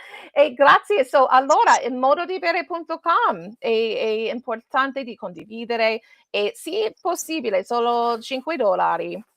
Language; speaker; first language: Italian; non-native, learner; English